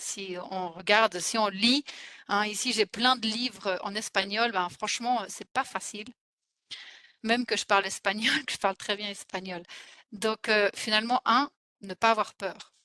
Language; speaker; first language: French; non-native, fluent; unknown